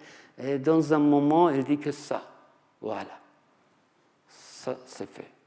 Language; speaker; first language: French; non-native, fluent; Persian